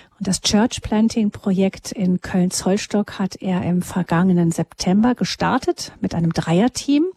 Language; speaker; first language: German; native; German